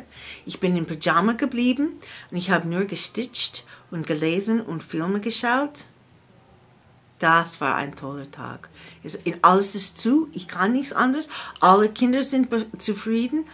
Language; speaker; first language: German; non-native, fluent; English